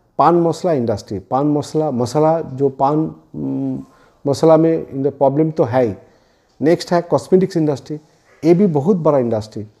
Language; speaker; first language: Hindi; non-native, local second language; Bangla